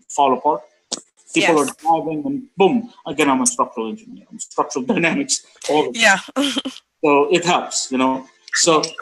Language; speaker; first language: English; non-native, fluent; Persian